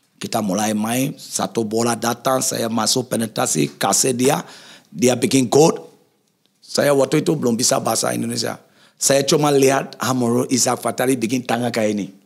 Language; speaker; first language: Indonesian; non-native, fluent; English